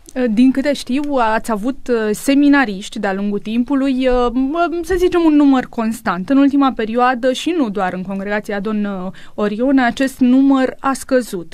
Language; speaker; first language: Romanian; native; Romanian